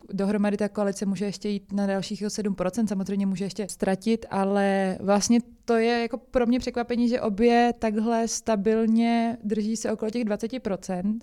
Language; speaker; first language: Czech; native; Czech